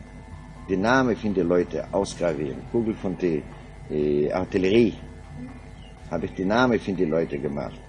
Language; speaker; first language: German; non-native, local second language; Yiddish